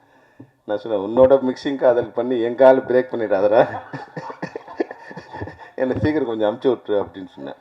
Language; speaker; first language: Tamil; native; Tamil